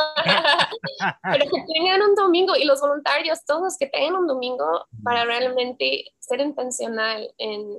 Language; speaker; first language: Spanish; non-native, fluent; English